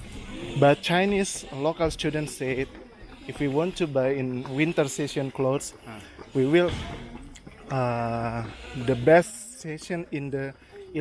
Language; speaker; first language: English; non-native, learner; Indonesian